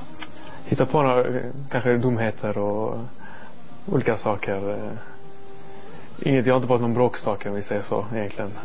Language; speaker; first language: Swedish; non-native, learner; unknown